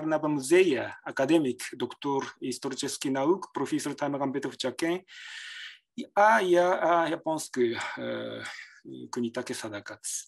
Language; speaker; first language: Russian; non-native, learner; Japanese